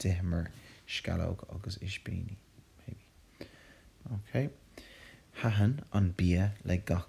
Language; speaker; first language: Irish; non-native, local second language; English